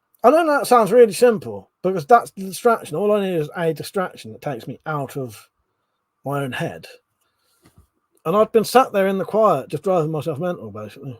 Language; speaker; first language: English; native; English